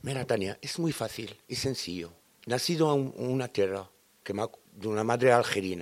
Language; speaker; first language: Spanish; non-native, fluent; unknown